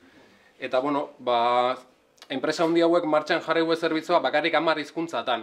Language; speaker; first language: Basque; native; Basque